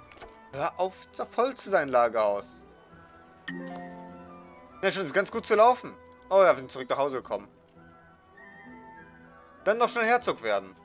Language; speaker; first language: German; native; German